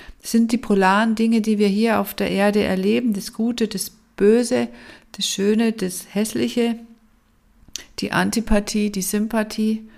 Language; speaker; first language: German; native; German